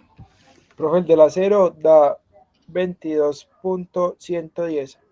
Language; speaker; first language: Spanish; native; Spanish